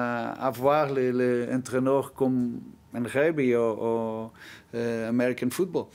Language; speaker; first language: French; non-native, learner; Portuguese